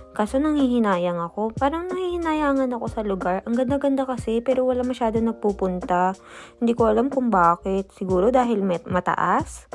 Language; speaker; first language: Filipino; native; Filipino